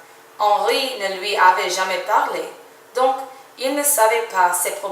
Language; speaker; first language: French; non-native, learner; English